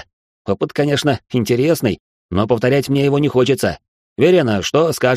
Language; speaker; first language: Russian; native; Russian